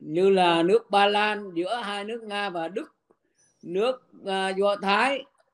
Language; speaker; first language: Vietnamese; native; Vietnamese